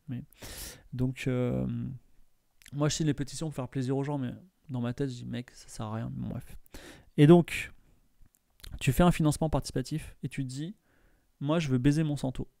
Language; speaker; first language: French; native; French